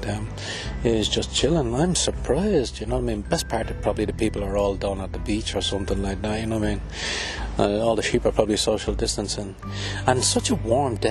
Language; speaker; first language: English; native; English